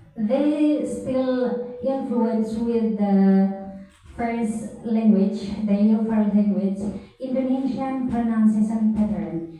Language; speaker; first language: English; non-native, learner; Indonesian